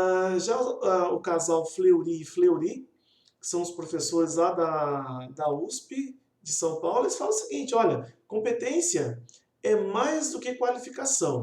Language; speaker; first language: Portuguese; native; Portuguese